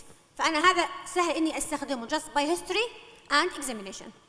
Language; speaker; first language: Arabic; native; Arabic